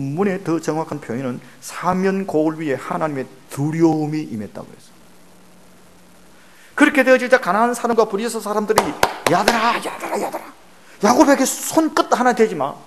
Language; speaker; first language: Korean; native; Korean